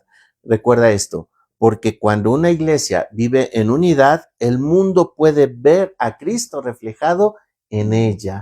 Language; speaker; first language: Spanish; native; Spanish